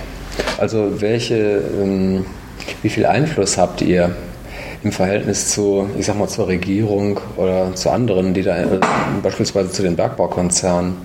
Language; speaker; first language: German; native; German